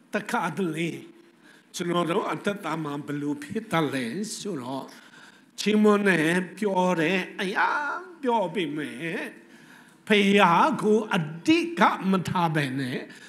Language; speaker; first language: Burmese; non-native, local second language; Tedim Chin